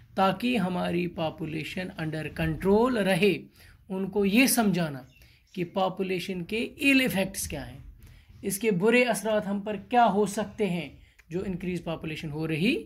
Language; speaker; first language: Hindi; non-native, local second language; Kashmiri